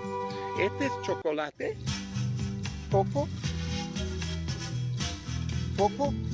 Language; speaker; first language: Spanish; non-native, learner; English